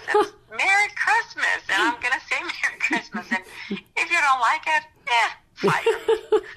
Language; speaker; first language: English; non-native, fluent; Romanian